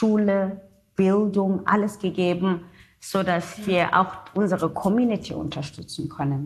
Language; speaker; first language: German; non-native, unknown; Zulu